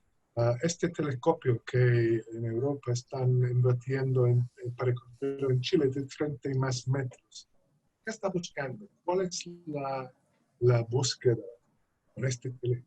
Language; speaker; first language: Spanish; non-native, fluent; English